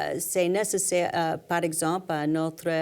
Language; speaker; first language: French; non-native, learner; English